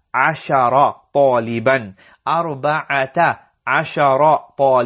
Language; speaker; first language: Arabic; non-native, fluent; English